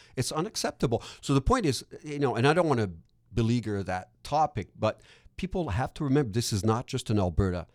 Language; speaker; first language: English; non-native, local second language; French